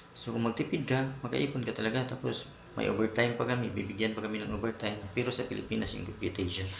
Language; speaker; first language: Filipino; non-native, local second language; Cebuano